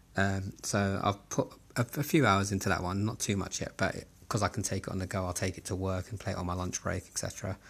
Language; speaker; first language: English; native; English